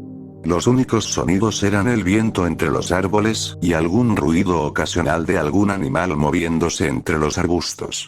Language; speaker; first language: Spanish; native; Spanish